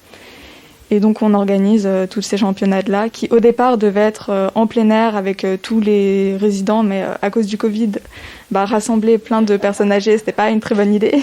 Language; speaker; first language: French; native; French